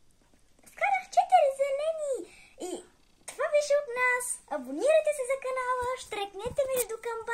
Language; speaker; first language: Bulgarian; early bilingual, heritage; Bulgarian